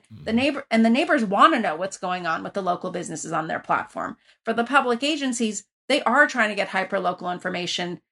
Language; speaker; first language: English; early bilingual, other home language; Persian